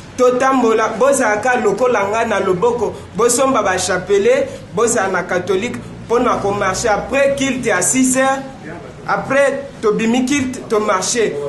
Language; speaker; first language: Lingala; native; Lingala